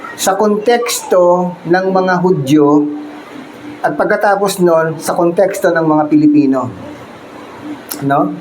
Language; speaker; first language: Filipino; native; Filipino